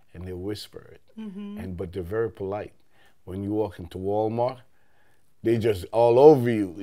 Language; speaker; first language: English; native; English